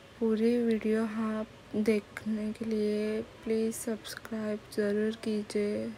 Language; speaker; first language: Hindi; non-native, local second language; Marathi